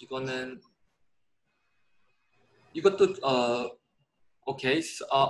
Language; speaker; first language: Korean; native; Korean